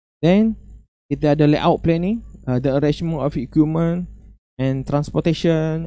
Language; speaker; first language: English; non-native, local second language; Malay